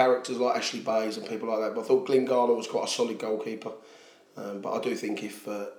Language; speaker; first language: English; native; English